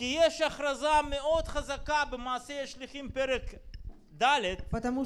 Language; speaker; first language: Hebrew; non-native, fluent; Russian